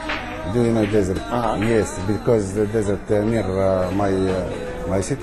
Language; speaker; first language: English; non-native, learner; Arabic